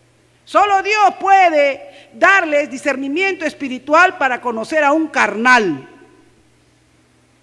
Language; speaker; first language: Spanish; native; Spanish